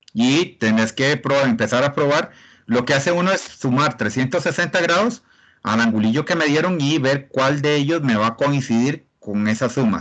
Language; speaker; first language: Spanish; native; Spanish